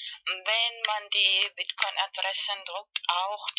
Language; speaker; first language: German; non-native, learner; Spanish